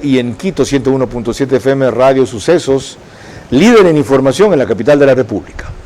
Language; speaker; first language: Spanish; native; Spanish